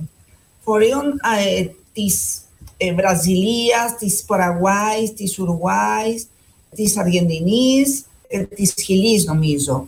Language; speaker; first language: Greek; non-native, fluent; Spanish